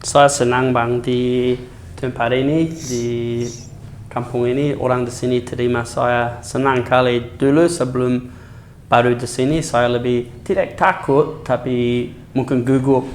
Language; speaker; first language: Indonesian; non-native, learner; English